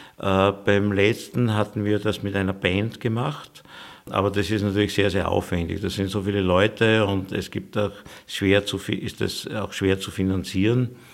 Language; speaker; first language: German; native; German